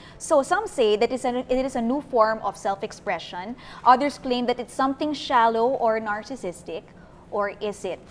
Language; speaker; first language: English; non-native, local second language; Filipino